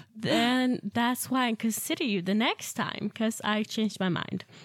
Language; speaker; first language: English; non-native, fluent; Swedish